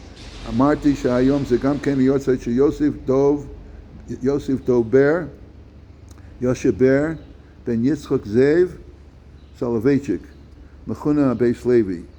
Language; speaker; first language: Hebrew; non-native, fluent; English